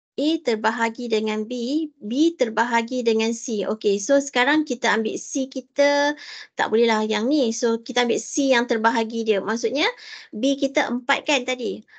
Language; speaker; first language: Malay; native; Malay